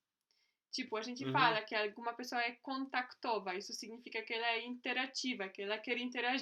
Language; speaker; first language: Portuguese; non-native, fluent; Polish